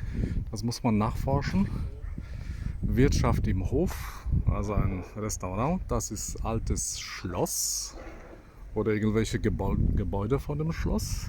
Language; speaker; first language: German; non-native, fluent; Polish